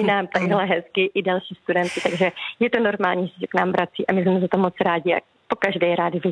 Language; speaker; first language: Czech; native; Czech